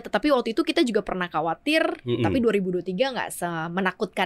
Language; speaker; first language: Indonesian; native; Indonesian